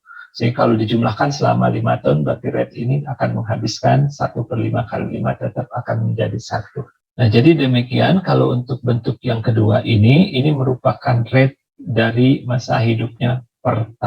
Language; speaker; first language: Indonesian; native; Indonesian